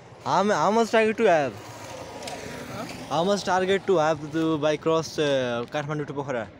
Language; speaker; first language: English; non-native, learner; Nepali